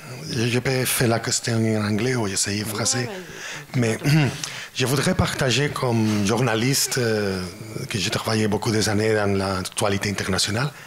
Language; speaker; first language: French; non-native, learner; Spanish